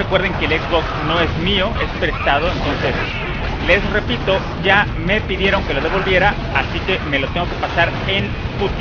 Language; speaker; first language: Spanish; native; Spanish